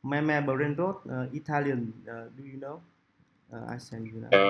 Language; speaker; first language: English; non-native, local second language; Vietnamese